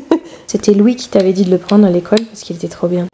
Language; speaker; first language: French; native; French